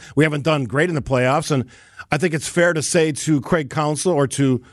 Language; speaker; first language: English; native; English